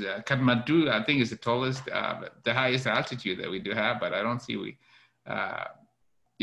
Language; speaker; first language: English; non-native, local second language; Kalenjin